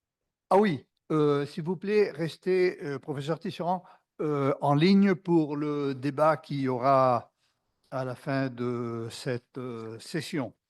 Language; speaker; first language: French; non-native, fluent; Spanish